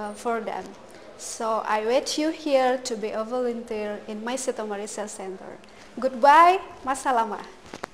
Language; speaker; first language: English; non-native, learner; Indonesian